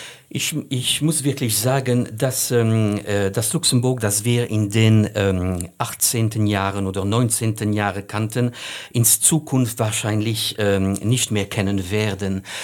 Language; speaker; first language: German; non-native, fluent; French